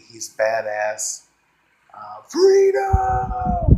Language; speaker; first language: English; native; English